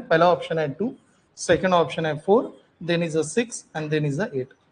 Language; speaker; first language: Hindi; non-native, local second language; Marathi